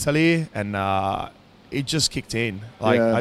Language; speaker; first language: English; non-native, fluent; Italian